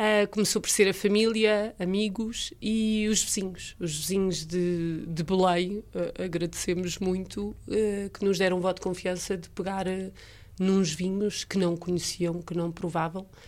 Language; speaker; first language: Portuguese; native; Portuguese